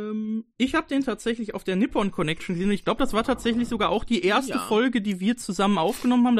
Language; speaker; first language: German; native; German